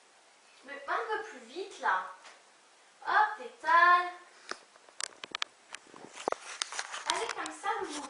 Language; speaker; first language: French; native; French